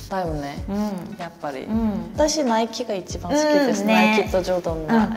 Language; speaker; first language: Japanese; non-native, learner; Korean